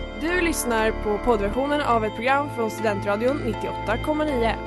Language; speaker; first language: Swedish; native; Swedish